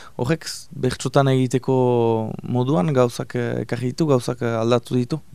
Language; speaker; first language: Basque; native; Basque